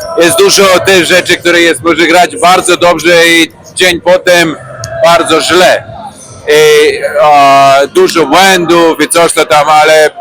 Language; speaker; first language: Polish; non-native, learner; Serbian